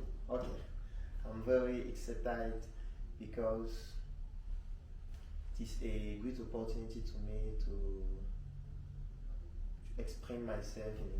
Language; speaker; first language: English; non-native, learner; French